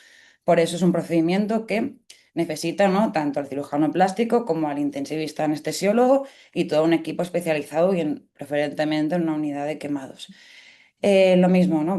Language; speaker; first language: Spanish; native; Spanish